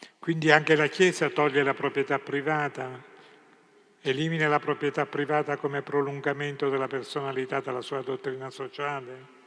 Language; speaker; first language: Italian; native; Italian